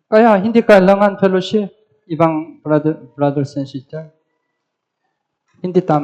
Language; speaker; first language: Filipino; non-native, learner; Korean